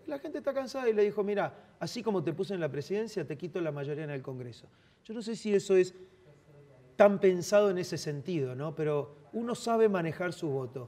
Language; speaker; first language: Spanish; native; Spanish